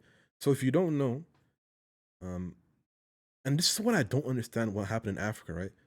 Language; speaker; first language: English; native; English